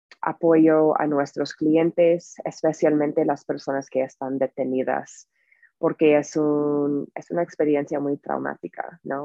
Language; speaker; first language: Spanish; non-native, fluent; English